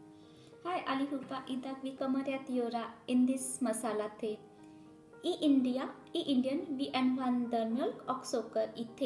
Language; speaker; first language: Swedish; non-native, learner; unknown